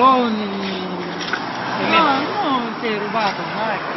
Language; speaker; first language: Italian; non-native, learner; Romanian